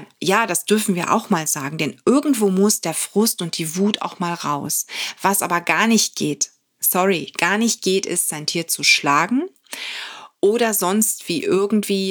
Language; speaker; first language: German; native; German